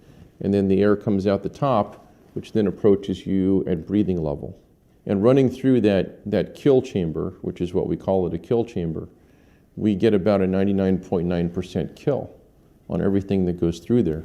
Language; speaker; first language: English; native; English